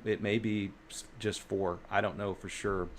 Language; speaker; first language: English; native; English